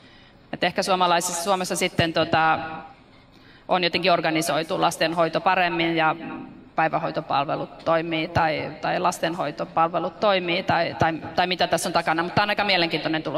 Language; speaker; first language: Finnish; native; Finnish